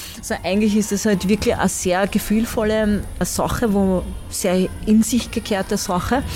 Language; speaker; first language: German; early bilingual, other home language; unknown